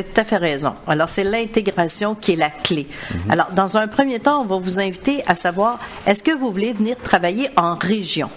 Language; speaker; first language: French; native; French